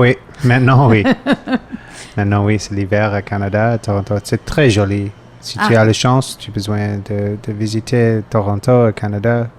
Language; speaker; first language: French; non-native, fluent; English